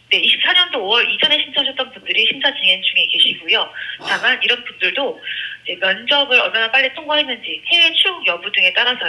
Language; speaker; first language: Korean; native; Korean